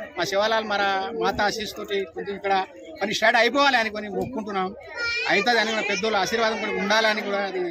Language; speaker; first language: Telugu; non-native, local second language; Lambadi